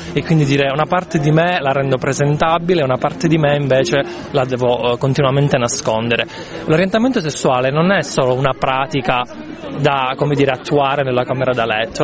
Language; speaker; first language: Italian; native; Italian